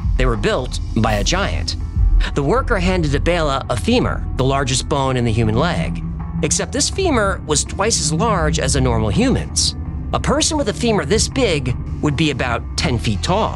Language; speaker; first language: English; native; English